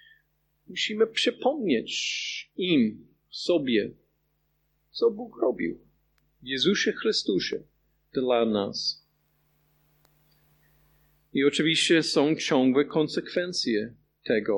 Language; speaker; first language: Polish; non-native, fluent; English